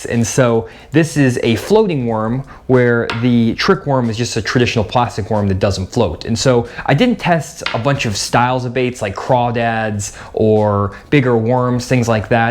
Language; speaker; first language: English; native; English